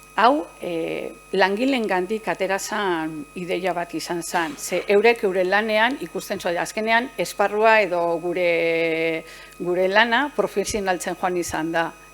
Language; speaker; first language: Basque; native; Basque